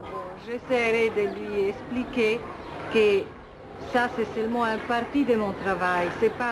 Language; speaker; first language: French; non-native, fluent; Italian